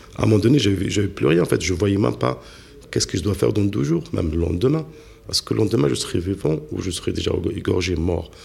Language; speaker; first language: French; non-native, local second language; Arabic